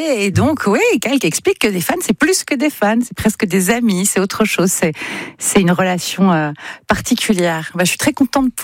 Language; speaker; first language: French; native; French